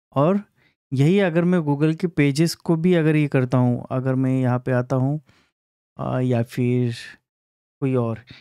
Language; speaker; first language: Hindi; non-native, local second language; Marathi